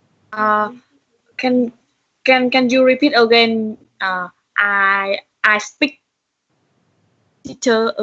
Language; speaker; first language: English; non-native, learner; Vietnamese